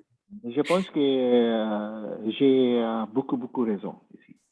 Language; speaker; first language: French; non-native, learner; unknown